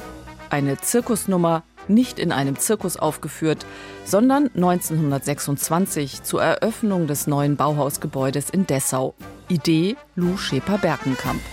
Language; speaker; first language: German; native; German